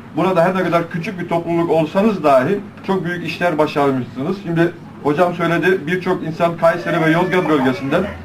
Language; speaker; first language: Turkish; early bilingual, heritage; Turkish